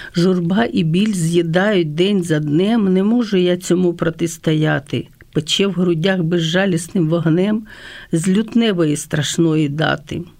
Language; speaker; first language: Ukrainian; non-native, local second language; Russian